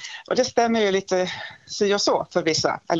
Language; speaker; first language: Swedish; native; Swedish